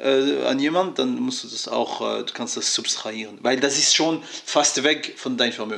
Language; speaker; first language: German; non-native, fluent; French